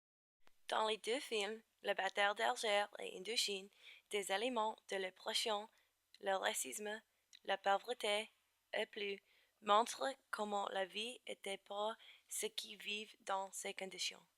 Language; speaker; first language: French; non-native, learner; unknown